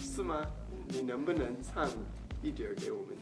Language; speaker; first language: Chinese; non-native, learner; English